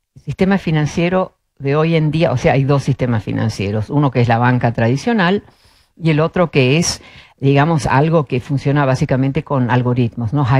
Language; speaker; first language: Spanish; early bilingual, other home language; Dutch